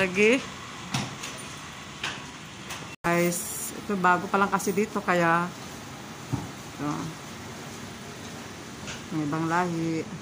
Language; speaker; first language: Filipino; non-native, local second language; Cebuano